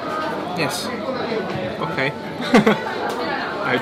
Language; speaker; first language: English; non-native, learner; Italian